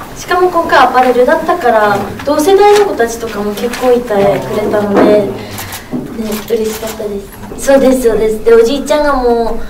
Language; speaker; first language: Japanese; native; Japanese